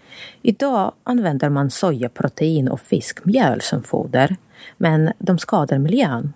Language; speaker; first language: Swedish; non-native, fluent; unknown